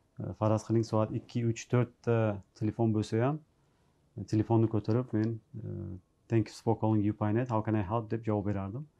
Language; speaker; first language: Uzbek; native; Uzbek